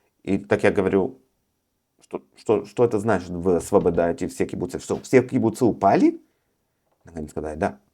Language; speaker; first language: Russian; early bilingual, heritage; Russian